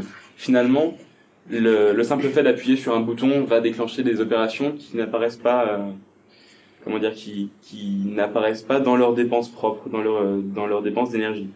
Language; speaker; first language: French; native; French